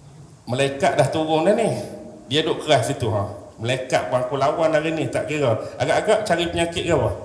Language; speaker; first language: Malay; native; Malay